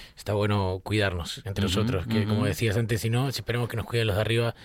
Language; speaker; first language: Spanish; native; Spanish